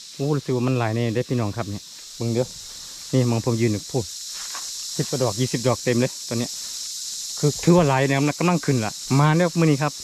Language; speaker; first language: Thai; non-native, local second language; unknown